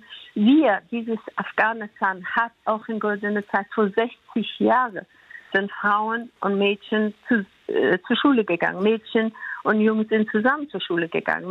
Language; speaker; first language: German; non-native, fluent; Persian